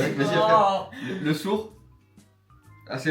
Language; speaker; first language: French; native; French